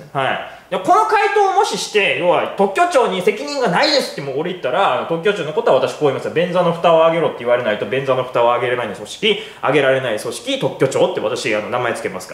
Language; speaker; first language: Japanese; native; Japanese